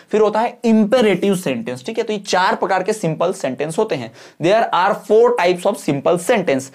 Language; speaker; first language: Hindi; non-native, local second language; Bhojpuri